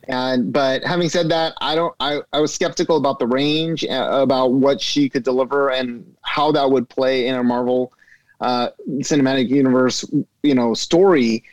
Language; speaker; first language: English; native; English